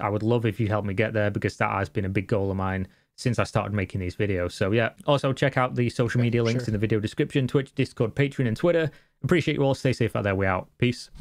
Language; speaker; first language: English; native; English